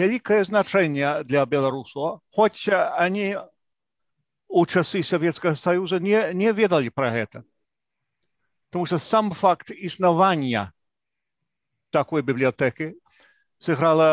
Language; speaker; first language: Belarusian; non-native, fluent; English